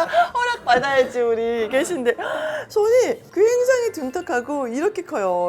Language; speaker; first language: Korean; native; Korean